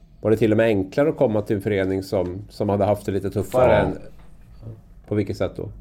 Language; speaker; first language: Swedish; native; Swedish